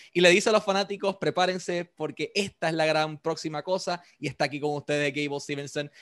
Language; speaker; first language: Spanish; native; Spanish